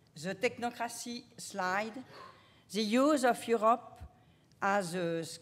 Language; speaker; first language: English; non-native, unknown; French